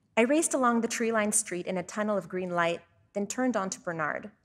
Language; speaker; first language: English; native; English